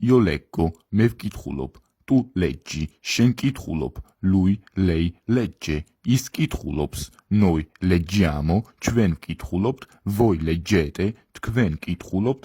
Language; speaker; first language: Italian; non-native, fluent; Georgian